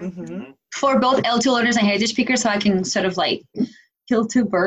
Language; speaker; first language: English; non-native, fluent; Spanish